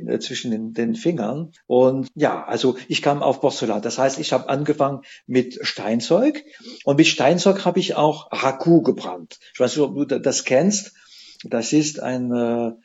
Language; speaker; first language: German; non-native, fluent; French